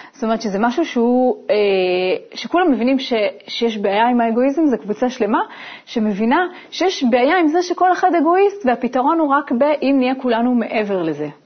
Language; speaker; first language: Hebrew; native; Hebrew